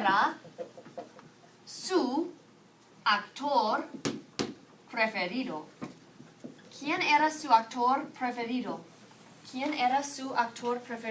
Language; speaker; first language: Spanish; non-native, fluent; English